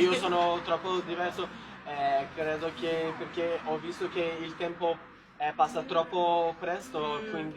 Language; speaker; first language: Italian; non-native, learner; Portuguese